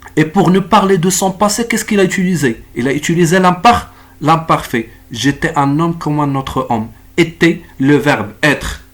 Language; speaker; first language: French; non-native, local second language; Arabic